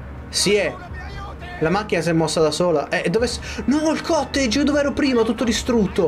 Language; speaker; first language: Italian; native; Italian